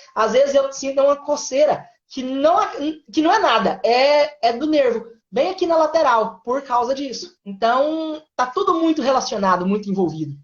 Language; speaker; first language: Portuguese; native; Portuguese